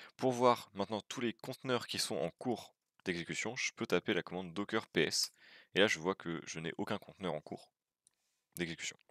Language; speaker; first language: French; native; French